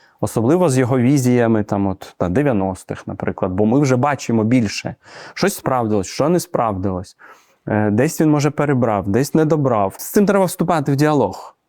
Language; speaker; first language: Ukrainian; native; Ukrainian